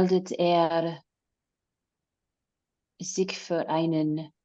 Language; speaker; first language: German; non-native, learner; English